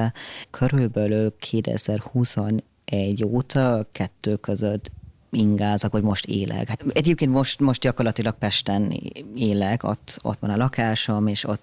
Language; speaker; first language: Hungarian; early bilingual, heritage; German